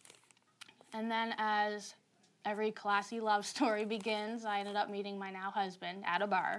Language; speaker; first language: English; native; English